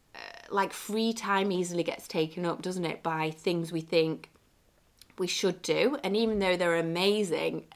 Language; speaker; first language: English; native; English